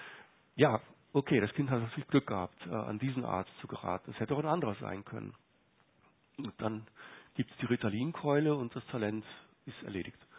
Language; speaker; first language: German; native; German